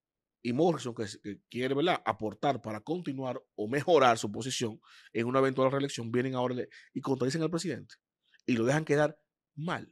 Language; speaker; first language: Spanish; native; Spanish